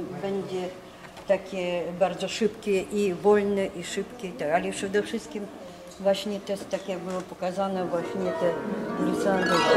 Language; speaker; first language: Polish; non-native, learner; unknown